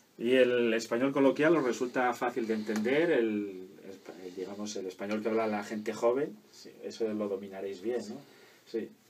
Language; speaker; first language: Spanish; native; Spanish